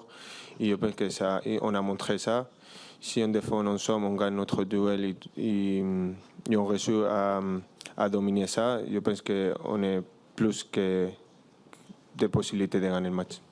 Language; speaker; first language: French; non-native, learner; Spanish